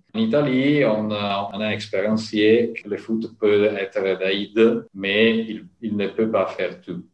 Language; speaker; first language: French; non-native, fluent; Italian